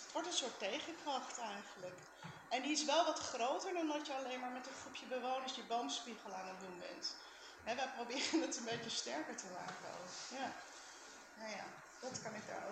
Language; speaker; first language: Dutch; native; Dutch